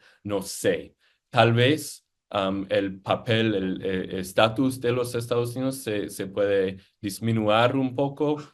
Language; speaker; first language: Spanish; non-native, fluent; English